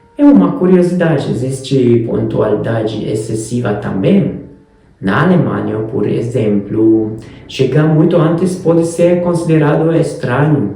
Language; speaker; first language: Portuguese; non-native, fluent; Hungarian